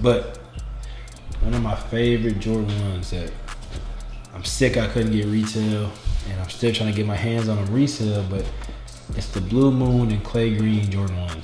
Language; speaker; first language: English; native; English